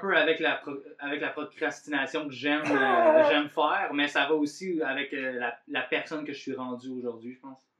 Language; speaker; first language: French; native; French